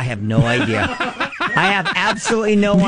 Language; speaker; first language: English; native; English